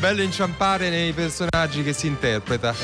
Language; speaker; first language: Italian; native; Italian